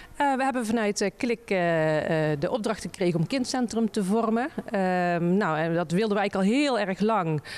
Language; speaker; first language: Dutch; native; Dutch